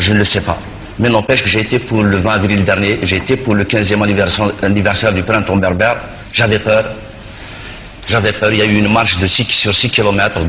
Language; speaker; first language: French; non-native, local second language; Kabyle